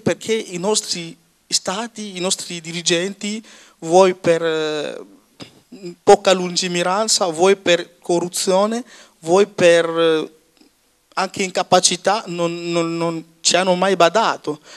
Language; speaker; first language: Italian; non-native, fluent; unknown